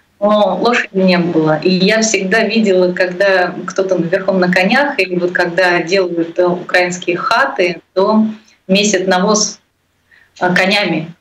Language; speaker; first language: Russian; native; Russian